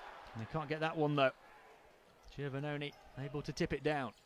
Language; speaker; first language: English; native; English